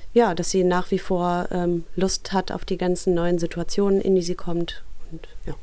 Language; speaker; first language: German; early bilingual, other home language; Russian